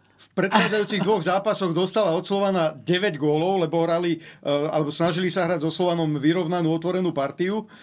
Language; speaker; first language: Slovak; native; Slovak